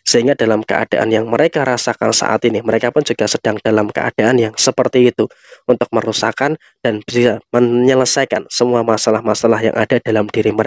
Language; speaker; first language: Indonesian; native; Indonesian